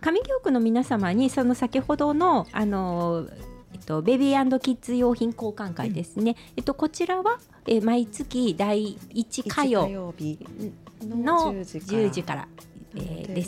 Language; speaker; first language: Japanese; native; Japanese